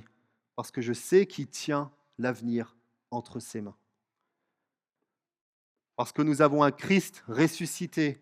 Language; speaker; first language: French; native; French